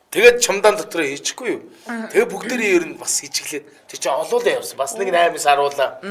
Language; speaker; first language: Mongolian; native; Mongolian